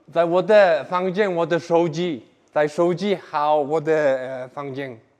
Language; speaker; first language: Chinese; non-native, learner; Mongolian